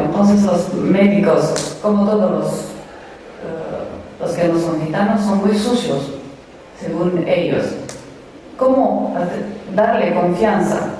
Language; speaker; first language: Spanish; non-native, fluent; Romanian